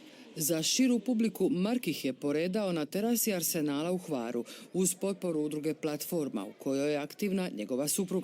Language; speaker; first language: Croatian; native; Croatian